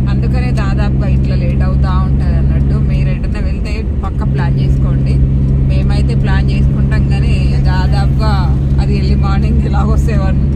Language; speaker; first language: Telugu; native; Telugu